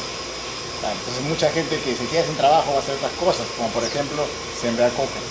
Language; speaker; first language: Spanish; native; Spanish